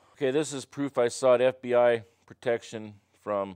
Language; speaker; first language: English; native; English